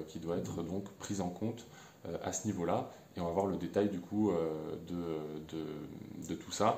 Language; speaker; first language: French; native; French